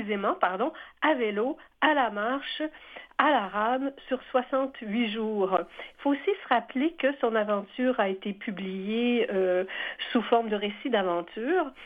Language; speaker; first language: French; native; French